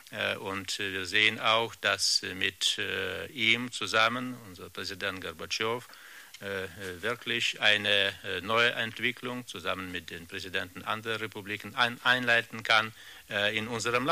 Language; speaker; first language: German; non-native, fluent; Russian